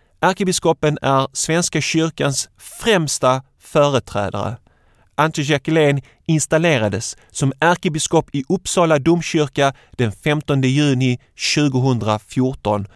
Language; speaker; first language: Swedish; native; Swedish